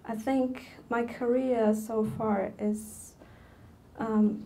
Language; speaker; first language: English; non-native, fluent; Chinese